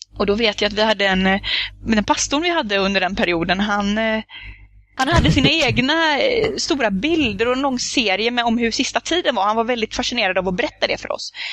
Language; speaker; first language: Swedish; native; Swedish